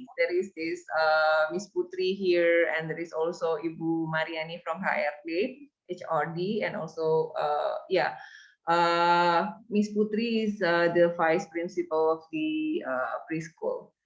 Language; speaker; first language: English; non-native, fluent; Indonesian